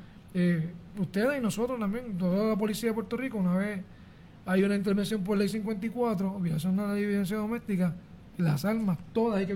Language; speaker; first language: Spanish; native; Spanish